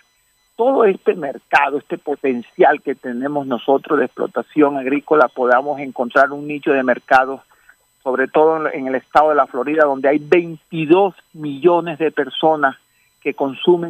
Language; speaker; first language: Spanish; native; Spanish